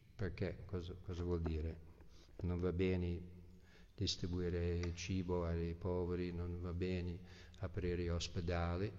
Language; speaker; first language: Italian; non-native, fluent; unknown